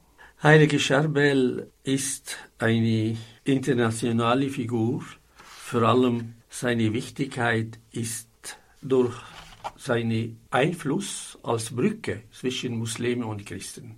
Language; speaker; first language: German; non-native, fluent; Arabic